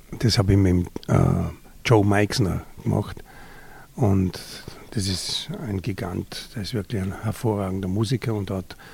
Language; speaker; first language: German; native; German